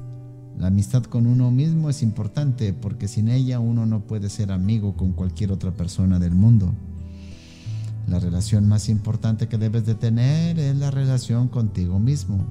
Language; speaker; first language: Spanish; native; Spanish